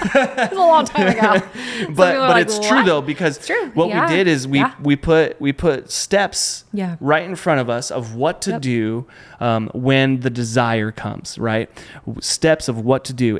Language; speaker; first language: English; native; English